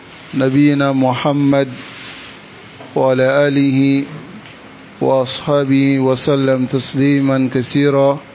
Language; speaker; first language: Arabic; non-native, fluent; French